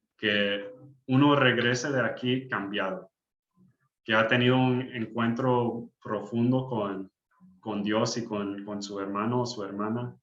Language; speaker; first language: Spanish; early bilingual, heritage; English